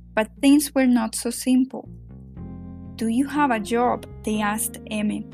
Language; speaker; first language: English; non-native, fluent; Spanish